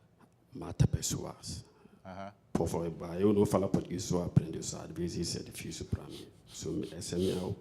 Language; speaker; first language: Portuguese; non-native, learner; English